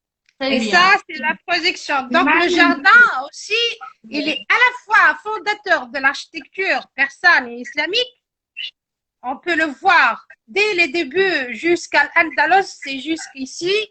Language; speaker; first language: French; non-native, local second language; Arabic